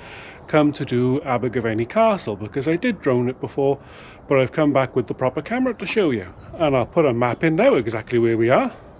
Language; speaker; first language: English; native; English